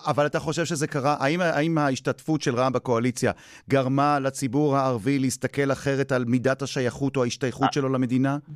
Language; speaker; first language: Hebrew; native; Hebrew